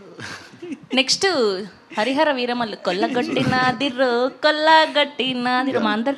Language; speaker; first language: Telugu; native; Telugu